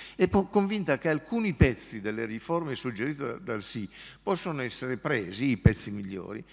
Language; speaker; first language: Italian; native; Italian